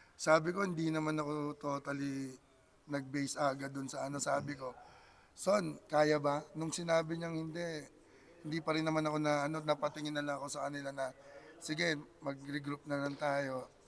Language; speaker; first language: Filipino; native; Filipino